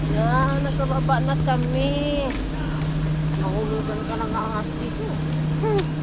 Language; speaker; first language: Filipino; native; Filipino